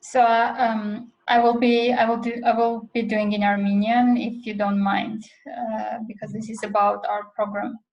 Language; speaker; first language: English; non-native, fluent; Armenian